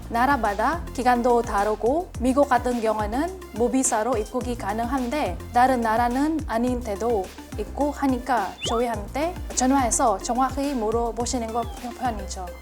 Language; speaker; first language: Korean; non-native, fluent; Filipino